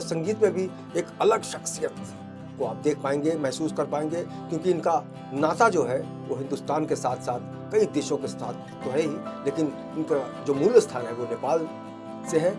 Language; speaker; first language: Hindi; native; Hindi